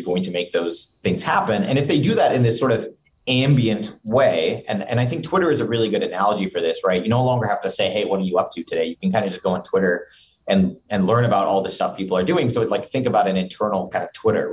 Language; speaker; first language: English; native; English